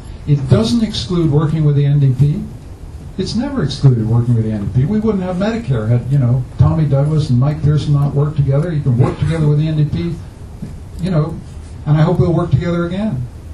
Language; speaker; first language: English; native; English